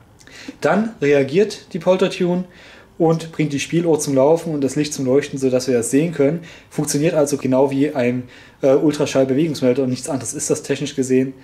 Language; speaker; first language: German; native; German